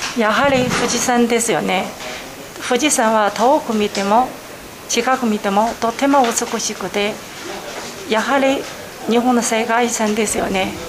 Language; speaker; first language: Japanese; non-native, learner; Chinese